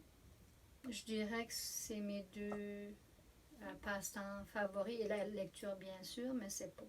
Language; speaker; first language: French; native; French